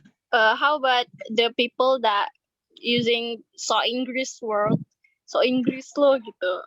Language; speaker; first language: English; non-native, learner; Indonesian